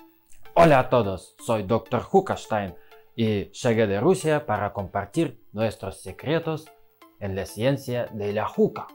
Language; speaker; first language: Spanish; non-native, learner; Russian